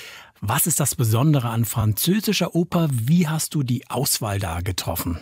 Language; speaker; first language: German; native; German